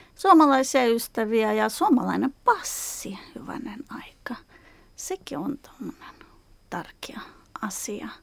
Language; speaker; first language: Finnish; non-native, fluent; Russian